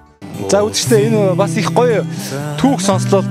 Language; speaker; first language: Mongolian; native; Mongolian